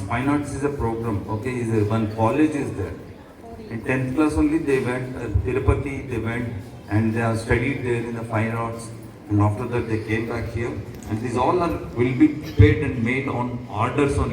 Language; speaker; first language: English; non-native, local second language; Telugu